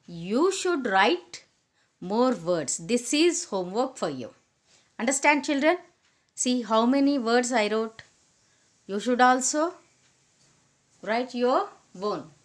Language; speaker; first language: English; non-native, local second language; Telugu